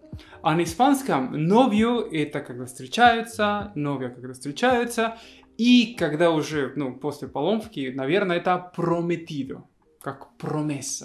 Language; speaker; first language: Russian; non-native, fluent; Spanish